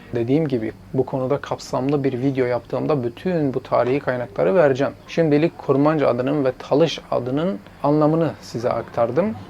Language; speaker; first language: Turkish; non-native, local second language; Zaza